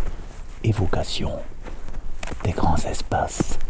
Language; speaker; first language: French; native; French